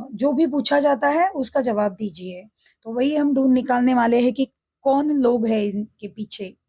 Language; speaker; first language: Hindi; non-native, local second language; Marathi